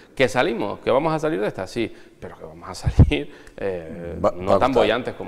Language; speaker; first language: Spanish; native; Spanish